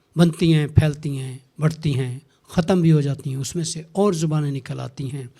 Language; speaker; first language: Urdu; non-native, local second language; Saraiki